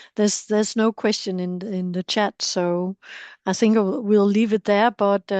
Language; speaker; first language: English; non-native, fluent; Danish